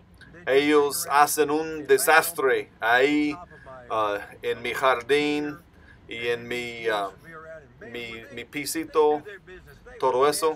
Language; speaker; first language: Spanish; non-native, learner; English